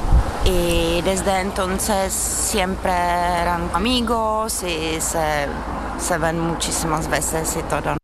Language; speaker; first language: Spanish; non-native, fluent; Czech